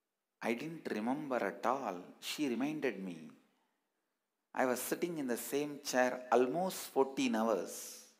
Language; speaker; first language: English; non-native, local second language; Tamil